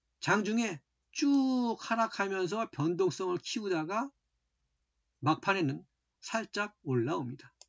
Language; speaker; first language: Korean; native; Korean